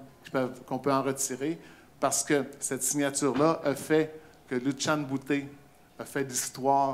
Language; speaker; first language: French; native; French